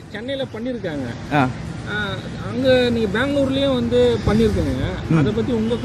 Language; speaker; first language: Tamil; native; Tamil